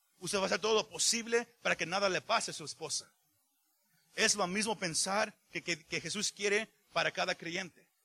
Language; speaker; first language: Spanish; early bilingual, heritage; Spanish